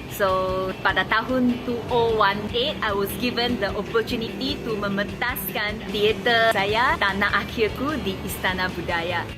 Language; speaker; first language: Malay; non-native, local second language; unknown